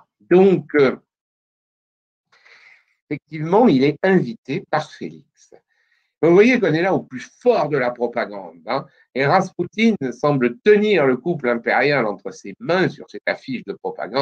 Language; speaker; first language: French; native; French